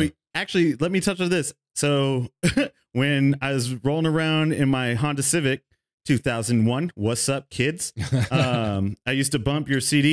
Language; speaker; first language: English; native; English